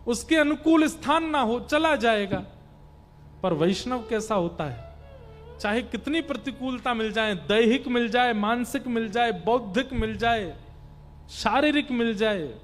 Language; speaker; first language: Hindi; native; Hindi